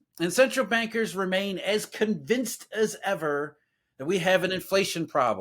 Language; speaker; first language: English; native; English